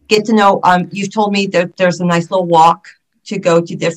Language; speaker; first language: English; native; English